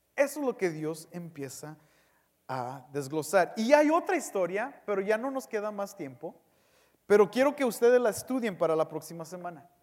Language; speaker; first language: Spanish; early bilingual, heritage; Spanish